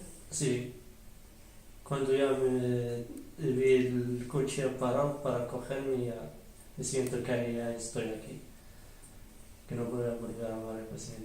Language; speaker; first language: Spanish; early bilingual, other home language; Arabic